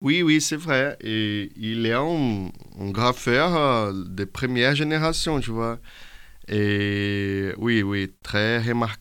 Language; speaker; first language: French; non-native, fluent; Portuguese